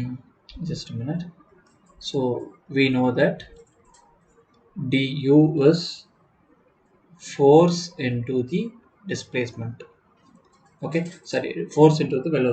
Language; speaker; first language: English; non-native, local second language; Tamil